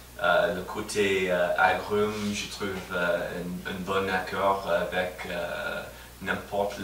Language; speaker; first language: French; non-native, fluent; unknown